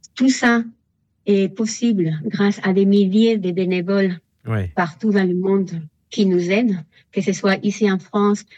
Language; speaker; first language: French; non-native, fluent; Spanish